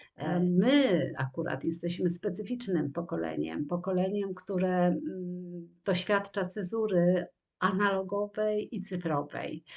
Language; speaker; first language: Polish; native; Polish